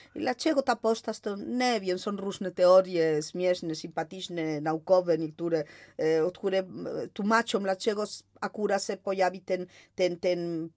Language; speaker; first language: Polish; non-native, fluent; Spanish